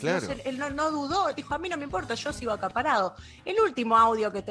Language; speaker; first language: Spanish; native; Spanish